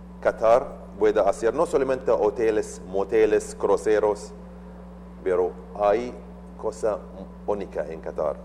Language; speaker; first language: Spanish; non-native, learner; Arabic